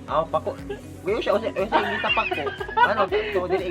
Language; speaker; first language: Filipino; non-native, local second language; Cebuano